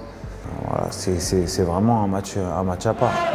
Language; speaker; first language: French; native; French